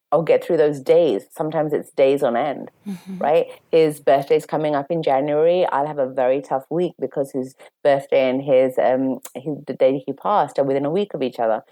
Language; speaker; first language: English; native; English